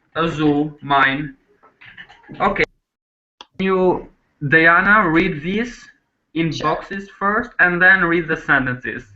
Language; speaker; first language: English; non-native, fluent; Albanian